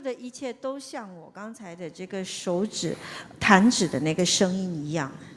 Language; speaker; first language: Chinese; native; Chinese